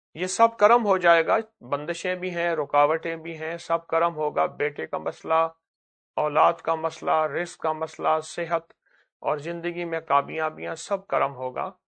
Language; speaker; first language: Urdu; native; Urdu